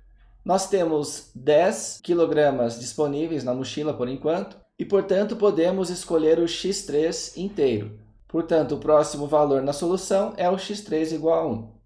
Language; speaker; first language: Portuguese; native; Portuguese